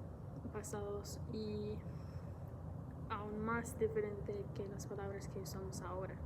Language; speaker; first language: Spanish; non-native, fluent; English